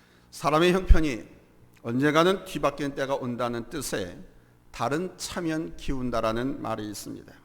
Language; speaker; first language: Korean; native; Korean